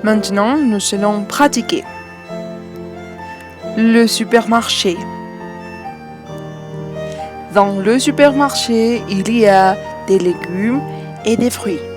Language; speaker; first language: French; non-native, fluent; Spanish